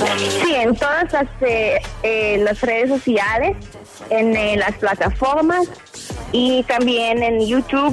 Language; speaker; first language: Spanish; early bilingual, heritage; Hebrew